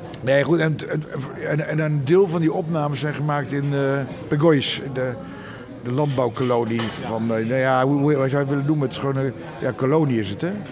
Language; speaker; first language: Dutch; native; Dutch